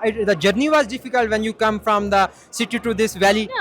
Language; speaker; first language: English; non-native, local second language; Urdu